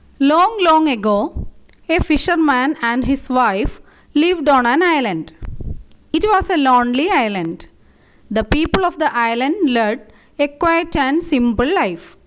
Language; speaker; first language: English; non-native, local second language; Malayalam